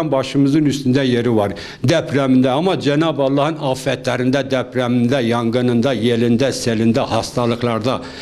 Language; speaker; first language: Turkish; native; Turkish